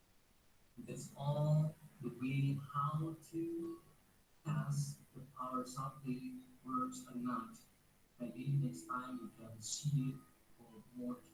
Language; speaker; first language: English; non-native, fluent; Indonesian